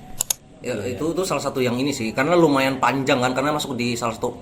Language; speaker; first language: Indonesian; native; Indonesian